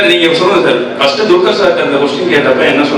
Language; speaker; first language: Tamil; native; Tamil